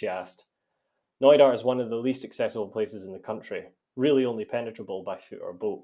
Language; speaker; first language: English; native; English